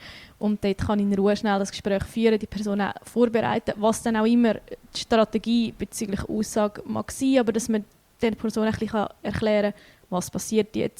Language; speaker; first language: German; native; German